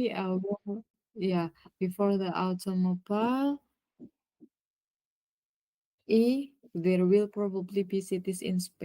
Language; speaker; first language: English; non-native, learner; Indonesian